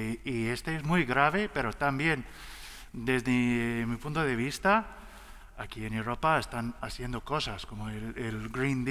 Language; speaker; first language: Spanish; non-native, learner; English